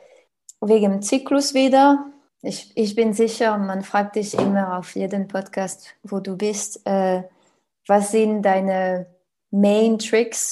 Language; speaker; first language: German; non-native, learner; French